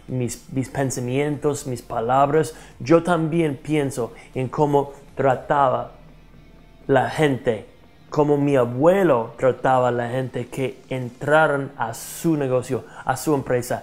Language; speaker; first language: Spanish; non-native, fluent; English